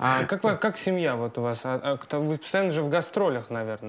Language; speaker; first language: Russian; native; Russian